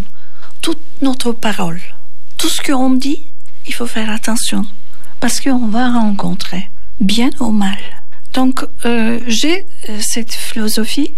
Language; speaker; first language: French; non-native, fluent; Turkish